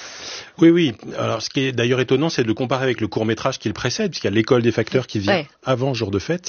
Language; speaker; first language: French; native; French